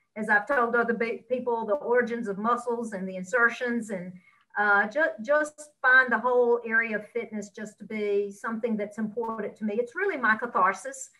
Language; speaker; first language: English; native; English